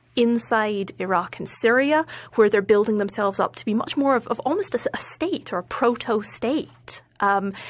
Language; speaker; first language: English; native; English